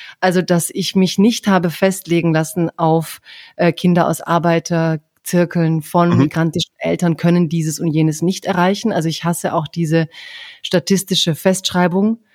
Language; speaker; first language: German; early bilingual, other home language; Croatian